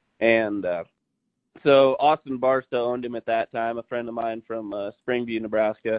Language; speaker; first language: English; native; English